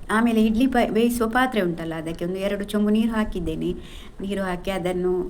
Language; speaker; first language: Kannada; non-native, local second language; Tulu